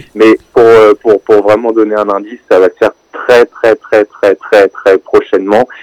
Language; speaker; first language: French; native; French